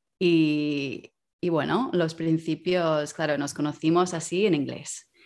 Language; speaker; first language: Spanish; non-native, fluent; English